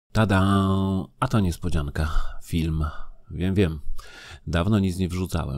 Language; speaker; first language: Polish; native; Polish